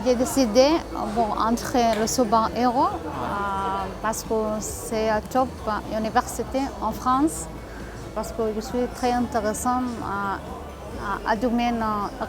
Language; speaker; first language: French; non-native, learner; Arabic